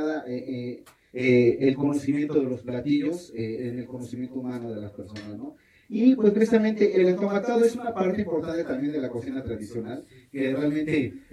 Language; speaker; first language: Spanish; native; Spanish